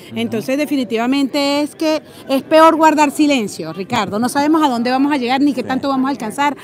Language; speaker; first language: Spanish; native; Spanish